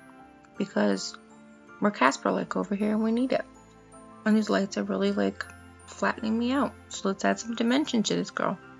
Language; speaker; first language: English; native; English